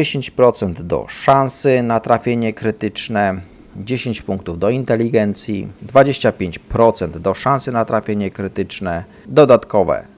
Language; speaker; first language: Polish; native; Polish